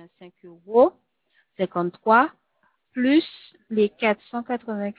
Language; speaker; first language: French; native; French